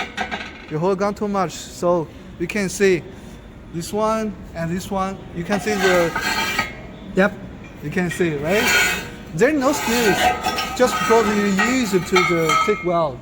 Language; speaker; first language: English; non-native, learner; Chinese